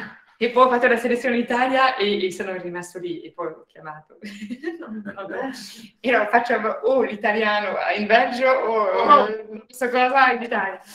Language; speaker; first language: Italian; non-native, fluent; French